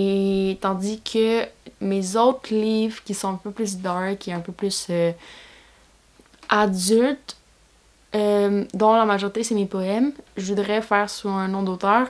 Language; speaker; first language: French; native; French